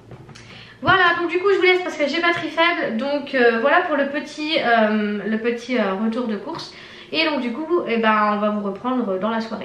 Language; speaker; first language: French; native; French